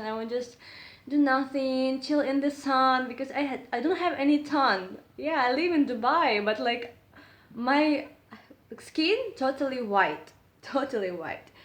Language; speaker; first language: English; non-native, learner; Russian